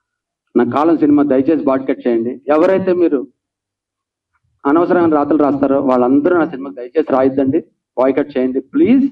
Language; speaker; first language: Telugu; native; Telugu